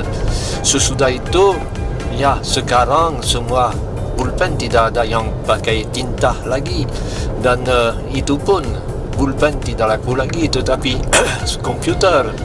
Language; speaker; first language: Indonesian; non-native, fluent; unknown